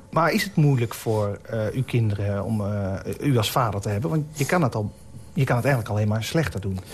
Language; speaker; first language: Dutch; native; Dutch